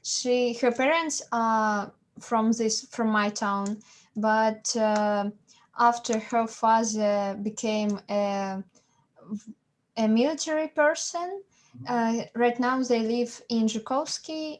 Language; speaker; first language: English; non-native, learner; Russian